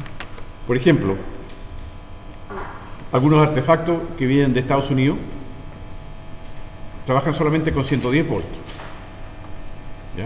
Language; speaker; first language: Spanish; native; Spanish